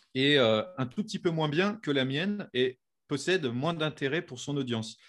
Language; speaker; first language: French; native; French